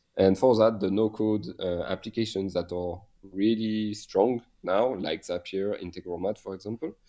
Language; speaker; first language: English; non-native, fluent; French